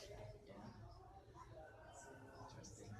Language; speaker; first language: English; non-native, learner; Vietnamese